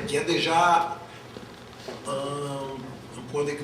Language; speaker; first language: French; non-native, fluent; Portuguese